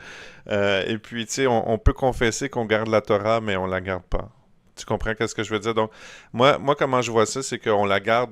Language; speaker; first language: French; native; French